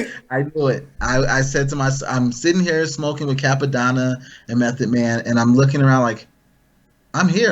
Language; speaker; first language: English; native; English